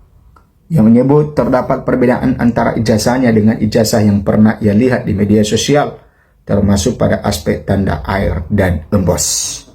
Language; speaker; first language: Indonesian; native; Indonesian